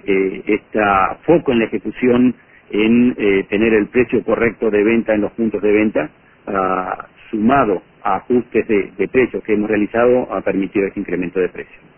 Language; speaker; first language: Spanish; native; Spanish